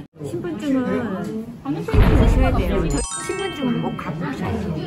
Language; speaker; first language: Korean; native; Korean